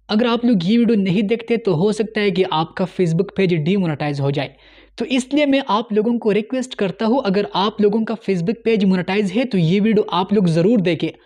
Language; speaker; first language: Urdu; native; Urdu